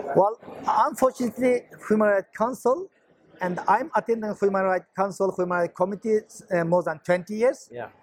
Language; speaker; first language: English; non-native, learner; Chinese